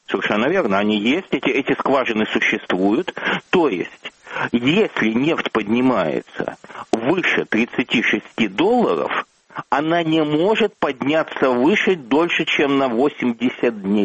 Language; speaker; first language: Russian; native; Russian